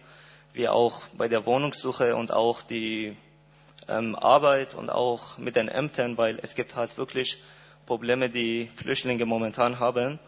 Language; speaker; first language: German; non-native, fluent; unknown